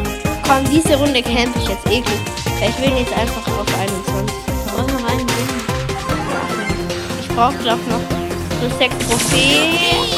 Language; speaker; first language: German; native; German